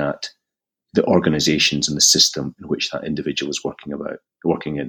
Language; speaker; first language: English; native; English